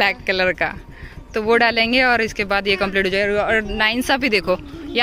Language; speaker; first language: Hindi; native; Hindi